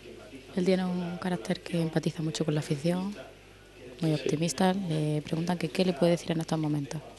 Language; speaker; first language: Spanish; native; Spanish